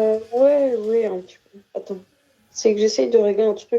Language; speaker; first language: French; native; French